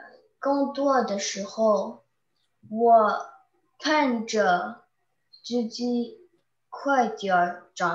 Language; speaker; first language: Chinese; early bilingual, heritage; Chinese